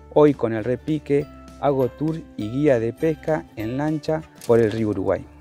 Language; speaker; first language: Spanish; native; Spanish